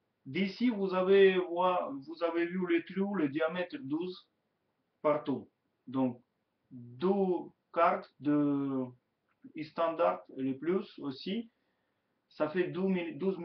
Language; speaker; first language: French; non-native, learner; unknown